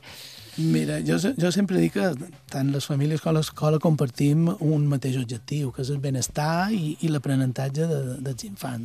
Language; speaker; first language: Catalan; native; Catalan